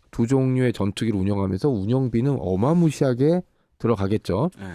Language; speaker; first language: Korean; native; Korean